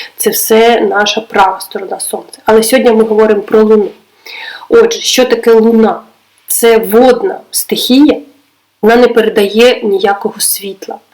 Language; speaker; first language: Ukrainian; non-native, local second language; Russian